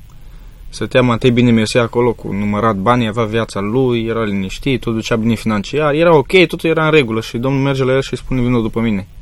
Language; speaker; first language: Romanian; native; Romanian